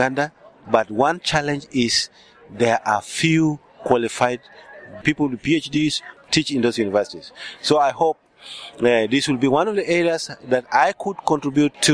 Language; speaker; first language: English; non-native, local second language; Acoli